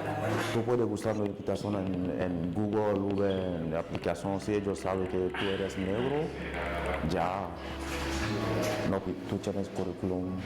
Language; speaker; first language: Spanish; non-native, learner; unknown